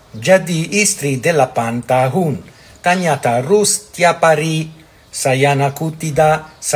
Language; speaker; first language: Indonesian; non-native, learner; Italian